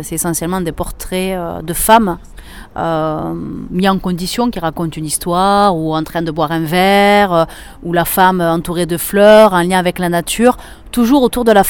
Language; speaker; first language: French; native; French